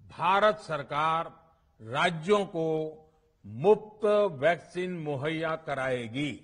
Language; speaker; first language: Hindi; non-native, local second language; Gujarati